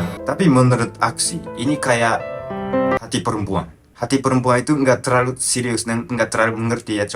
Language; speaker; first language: Indonesian; non-native, fluent; Japanese